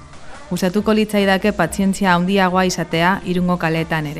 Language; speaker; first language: Basque; non-native, local second language; Spanish